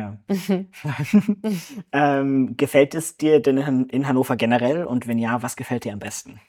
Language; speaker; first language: German; native; German